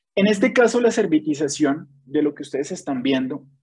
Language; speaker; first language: Spanish; native; Spanish